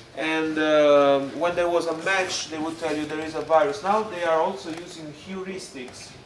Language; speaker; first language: English; non-native, fluent; Italian